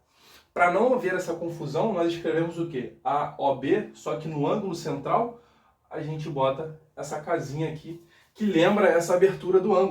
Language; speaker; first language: Portuguese; native; Portuguese